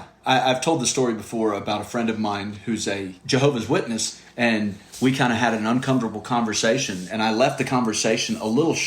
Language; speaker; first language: English; native; English